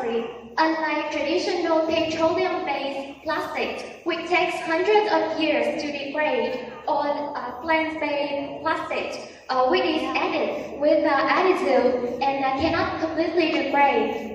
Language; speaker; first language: English; non-native, learner; Vietnamese